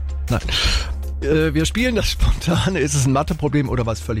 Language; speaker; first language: German; native; German